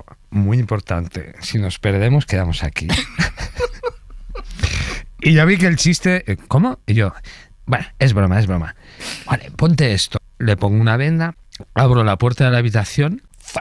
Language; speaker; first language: Spanish; native; Spanish